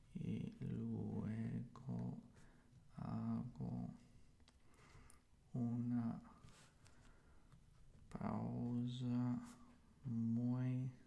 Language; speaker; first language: Spanish; non-native, learner; English